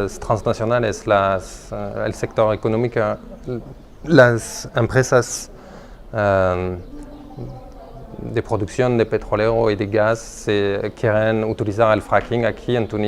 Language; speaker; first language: Spanish; non-native, fluent; French